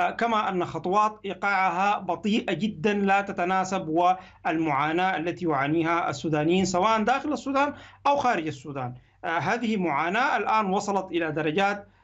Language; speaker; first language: Arabic; native; Arabic